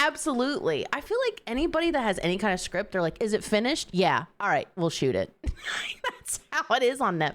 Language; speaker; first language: English; native; English